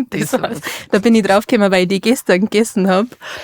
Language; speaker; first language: German; native; German